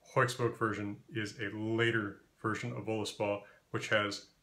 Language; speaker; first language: English; native; English